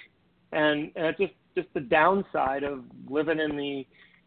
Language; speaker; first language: English; native; English